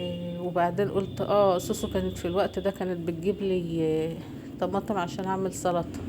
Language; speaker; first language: Arabic; native; Arabic